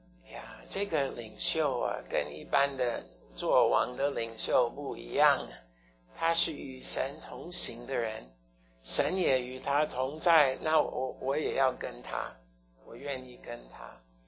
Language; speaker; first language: Chinese; non-native, fluent; English